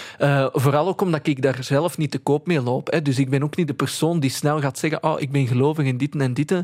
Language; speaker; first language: Dutch; early bilingual, other home language; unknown